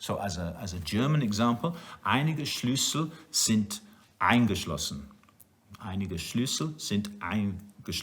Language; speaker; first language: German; non-native, learner; Welsh